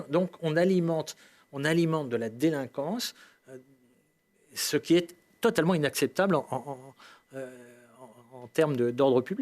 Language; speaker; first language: French; native; French